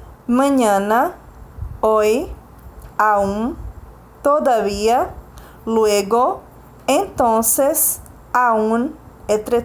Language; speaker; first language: Spanish; non-native, fluent; Portuguese